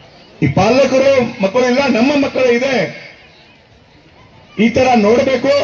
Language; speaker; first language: Kannada; non-native, local second language; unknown